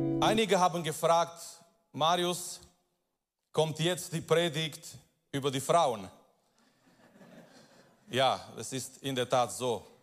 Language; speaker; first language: German; non-native, fluent; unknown